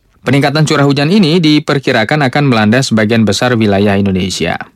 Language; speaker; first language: Indonesian; native; Indonesian